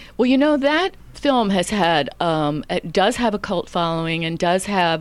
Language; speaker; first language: English; native; English